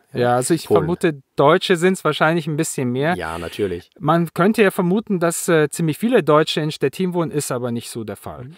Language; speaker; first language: German; native; German